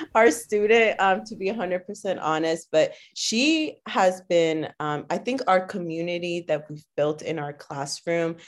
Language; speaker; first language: English; early bilingual, other home language; Spanish